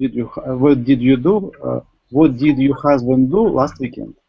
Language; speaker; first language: English; non-native, learner; Russian